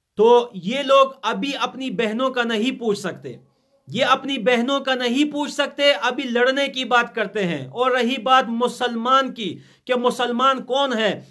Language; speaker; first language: Urdu; non-native, fluent; Pashto